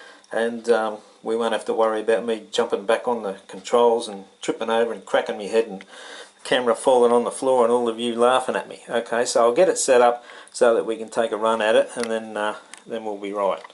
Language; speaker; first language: English; native; English